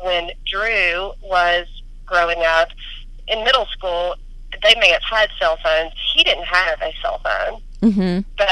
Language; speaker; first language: English; native; English